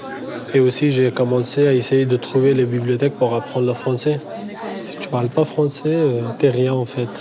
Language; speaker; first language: French; non-native, fluent; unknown